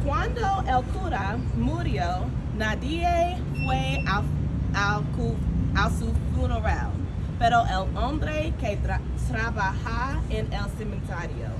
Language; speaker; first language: Spanish; non-native, learner; English